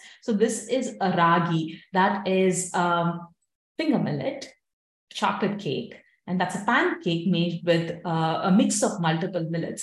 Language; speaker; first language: English; non-native, local second language; Tamil